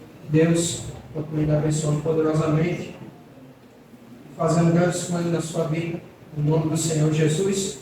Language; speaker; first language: Portuguese; native; Portuguese